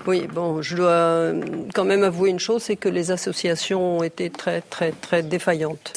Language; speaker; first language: French; native; French